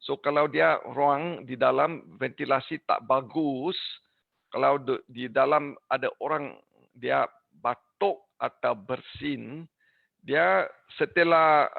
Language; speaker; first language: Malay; non-native, learner; English